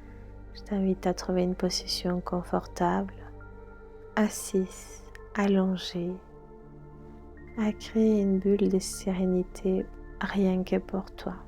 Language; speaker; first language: French; non-native, fluent; Spanish